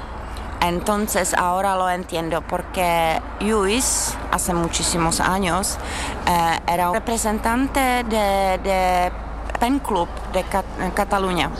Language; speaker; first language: Spanish; non-native, fluent; Czech